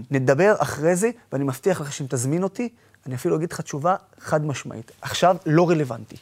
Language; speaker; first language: Hebrew; non-native, local second language; Arabic